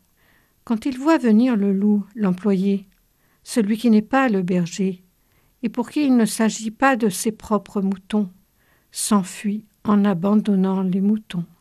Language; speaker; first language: French; native; French